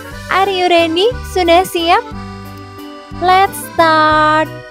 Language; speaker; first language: English; non-native, fluent; Indonesian